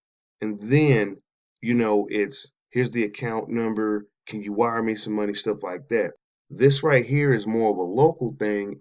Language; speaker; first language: English; native; English